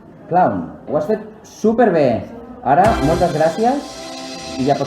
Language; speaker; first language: Catalan; native; Catalan